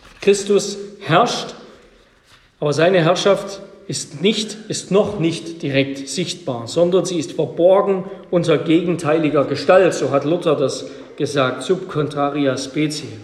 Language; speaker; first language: German; native; German